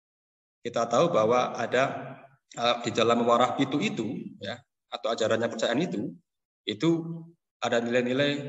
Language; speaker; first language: Indonesian; native; Indonesian